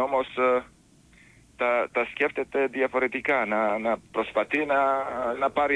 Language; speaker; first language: Greek; non-native, fluent; Serbian